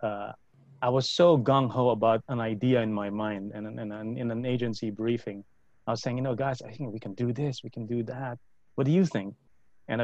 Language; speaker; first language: English; non-native, local second language; Filipino